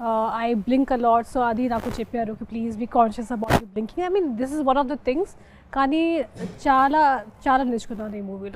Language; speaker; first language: Telugu; non-native, local second language; Hindi